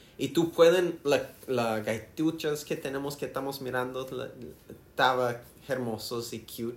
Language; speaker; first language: Spanish; non-native, learner; English